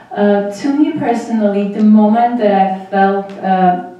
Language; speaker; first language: English; non-native, fluent; Armenian